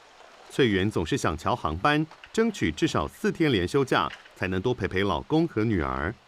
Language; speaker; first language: Chinese; native; Chinese